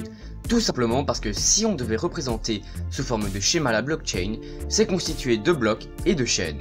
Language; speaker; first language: French; native; French